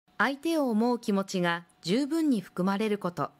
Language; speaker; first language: Japanese; native; Japanese